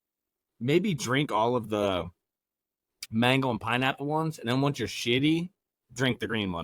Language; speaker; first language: English; native; English